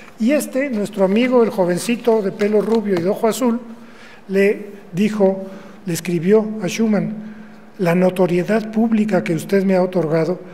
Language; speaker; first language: Spanish; native; Spanish